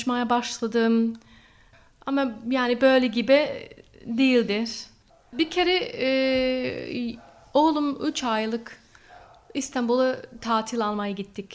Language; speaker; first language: Turkish; non-native, learner; English